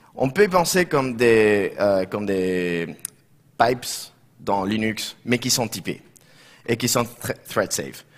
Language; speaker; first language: French; non-native, fluent; Spanish